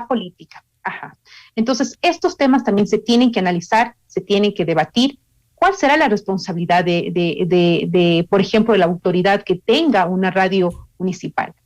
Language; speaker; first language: Spanish; native; Spanish